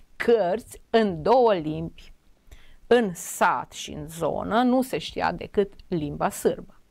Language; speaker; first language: Romanian; non-native, local second language; Serbian